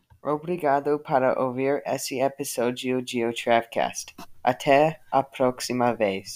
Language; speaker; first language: Portuguese; non-native, learner; English